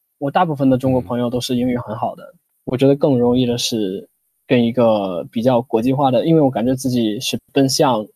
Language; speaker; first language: Chinese; non-native, fluent; English